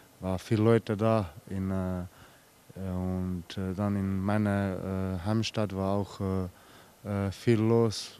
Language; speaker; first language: German; non-native, fluent; Slovenian